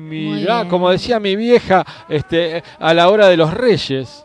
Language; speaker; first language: Spanish; native; Spanish